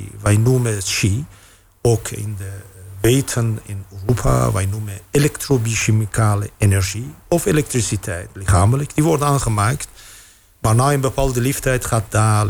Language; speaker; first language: Dutch; non-native, fluent; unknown